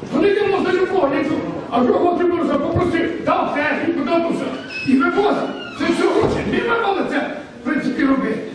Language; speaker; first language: Ukrainian; native; Ukrainian